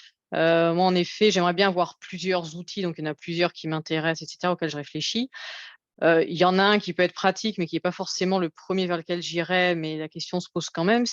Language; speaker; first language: French; native; French